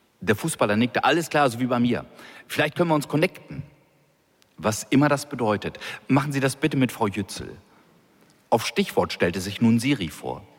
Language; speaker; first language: German; native; German